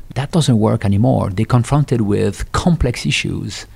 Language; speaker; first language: English; non-native, fluent; French